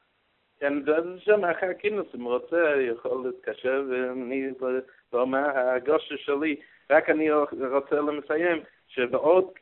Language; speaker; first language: Hebrew; non-native, learner; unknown